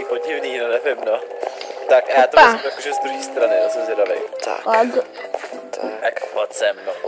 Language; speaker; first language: Czech; native; Czech